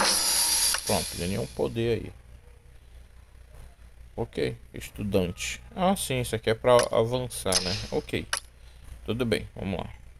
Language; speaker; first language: Portuguese; native; Portuguese